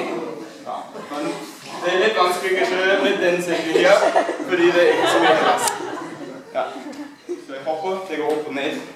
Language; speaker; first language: Norwegian; non-native, learner; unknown